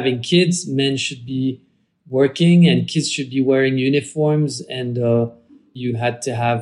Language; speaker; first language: English; non-native, fluent; French